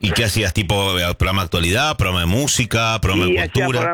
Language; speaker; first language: Spanish; native; Spanish